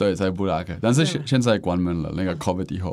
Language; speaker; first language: Chinese; non-native, learner; Czech